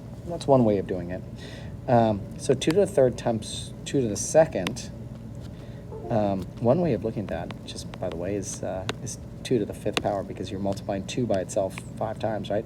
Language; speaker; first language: English; native; English